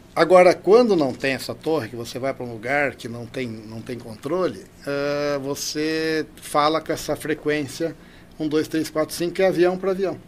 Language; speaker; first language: Portuguese; native; Portuguese